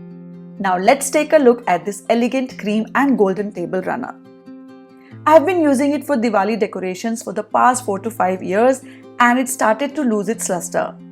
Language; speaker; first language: English; non-native, local second language; Hindi